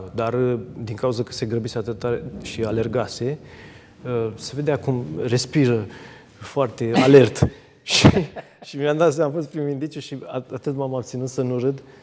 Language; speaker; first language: Romanian; native; Romanian